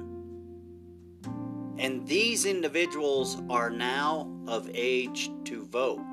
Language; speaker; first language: English; native; English